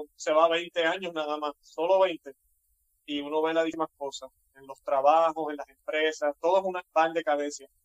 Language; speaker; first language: Spanish; native; Spanish